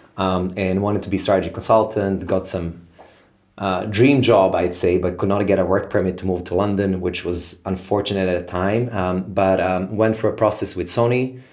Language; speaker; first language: English; non-native, fluent; Serbian